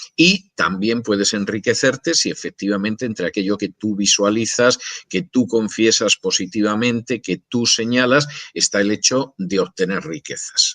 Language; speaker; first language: Spanish; native; Spanish